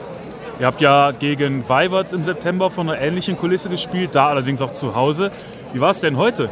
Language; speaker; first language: German; native; German